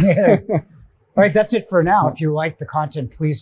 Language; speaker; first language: English; native; English